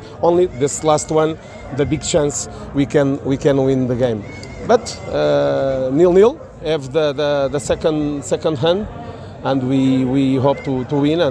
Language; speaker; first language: English; non-native, learner; Portuguese